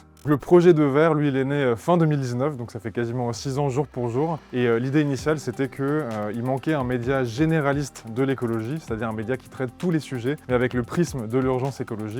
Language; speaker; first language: French; native; French